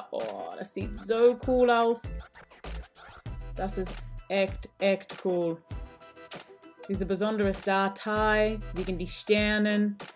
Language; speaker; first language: German; non-native, learner; English